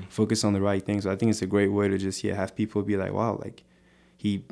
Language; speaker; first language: English; non-native, fluent; French